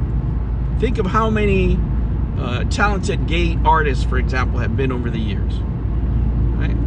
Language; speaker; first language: English; native; English